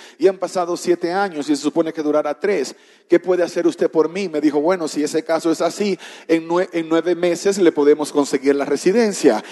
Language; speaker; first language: Spanish; native; Spanish